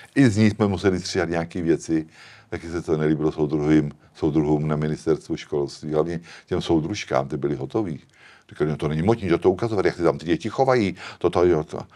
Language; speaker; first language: Czech; native; Czech